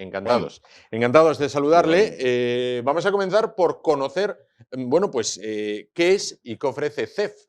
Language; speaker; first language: Spanish; native; Spanish